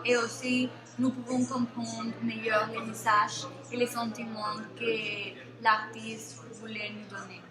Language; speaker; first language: French; non-native, learner; Spanish